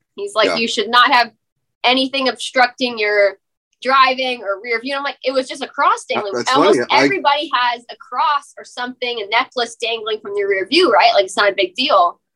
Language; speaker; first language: English; native; English